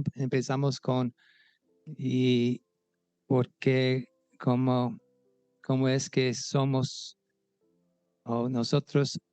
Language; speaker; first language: Spanish; non-native, local second language; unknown